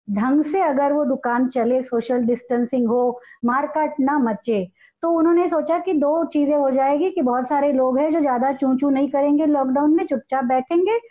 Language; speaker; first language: Hindi; non-native, local second language; Marathi